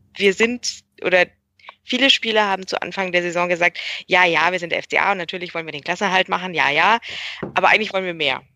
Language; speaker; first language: German; native; German